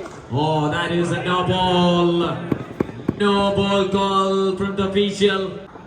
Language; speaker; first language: English; non-native, local second language; Malayalam